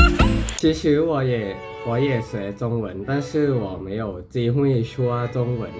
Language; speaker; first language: Chinese; non-native, learner; Thai